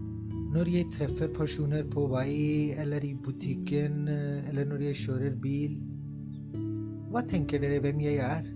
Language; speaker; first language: Norwegian; non-native, fluent; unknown